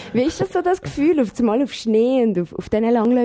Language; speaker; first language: German; native; German